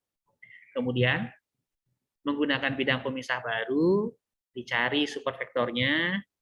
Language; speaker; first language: Indonesian; native; Indonesian